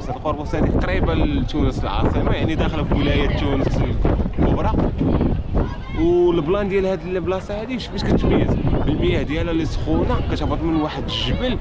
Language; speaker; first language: Arabic; native; Arabic